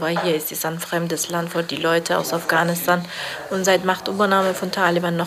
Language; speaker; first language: German; non-native, fluent; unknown